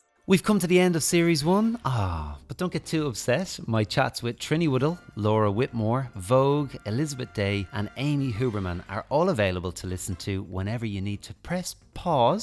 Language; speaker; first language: English; native; English